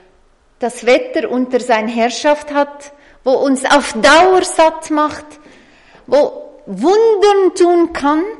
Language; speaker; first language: German; non-native, fluent; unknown